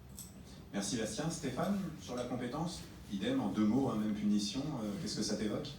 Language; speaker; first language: French; native; French